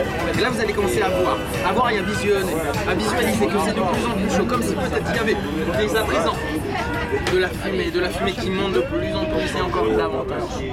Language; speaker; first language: French; native; French